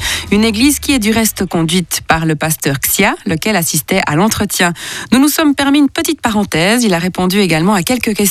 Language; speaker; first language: French; native; French